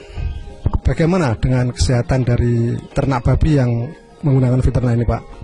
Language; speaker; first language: Indonesian; native; Indonesian